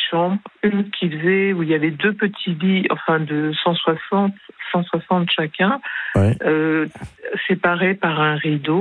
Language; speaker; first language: French; early bilingual, other home language; Spanish